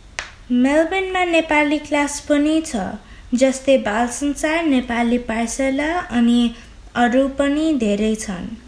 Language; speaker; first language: Nepali; early bilingual, heritage; Nepali